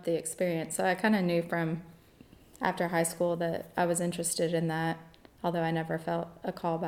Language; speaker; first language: English; native; English